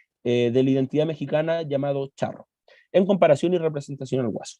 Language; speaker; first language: Spanish; native; Spanish